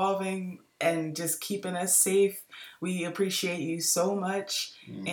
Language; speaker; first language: English; native; English